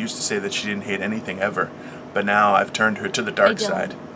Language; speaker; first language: English; native; English